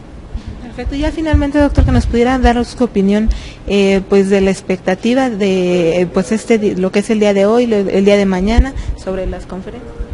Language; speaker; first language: Spanish; native; Spanish